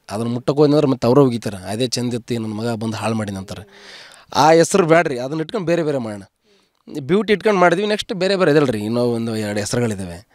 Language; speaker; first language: Kannada; native; Kannada